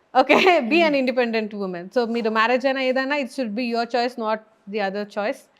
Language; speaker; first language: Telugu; native; Telugu